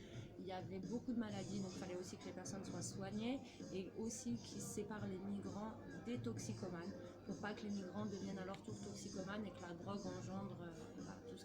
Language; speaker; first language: French; native; French